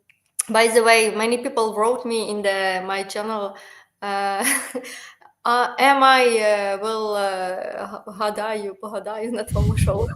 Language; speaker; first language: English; non-native, learner; Ukrainian